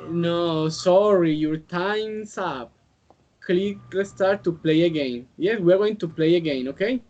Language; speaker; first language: English; non-native, learner; Spanish